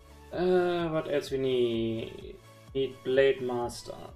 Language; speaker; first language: English; non-native, fluent; German